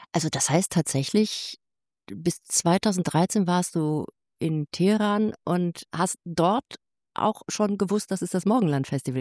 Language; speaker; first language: German; native; German